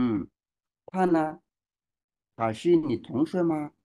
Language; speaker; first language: Chinese; non-native, learner; Swahili